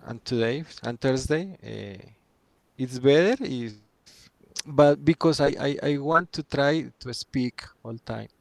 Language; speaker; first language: English; non-native, learner; Spanish